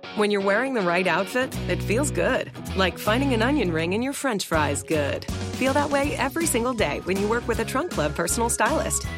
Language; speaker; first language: English; native; English